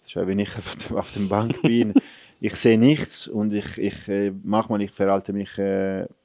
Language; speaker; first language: German; non-native, fluent; Italian